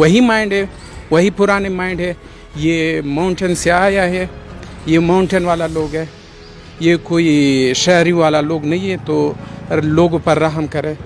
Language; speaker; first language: Hindi; non-native, local second language; Persian